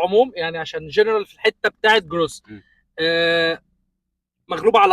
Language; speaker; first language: Arabic; native; Arabic